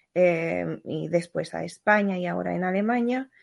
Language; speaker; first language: Spanish; non-native, fluent; Hungarian